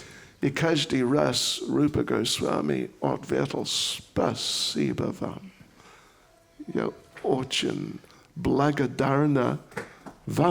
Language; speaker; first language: Russian; non-native, learner; English